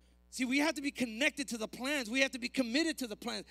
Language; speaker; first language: English; early bilingual, other home language; Spanish